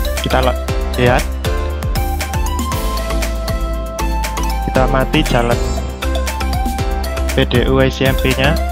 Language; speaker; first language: Indonesian; native; Indonesian